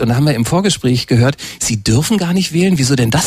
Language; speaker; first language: German; native; German